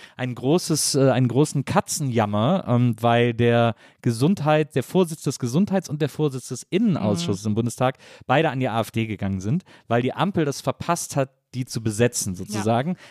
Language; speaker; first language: German; native; German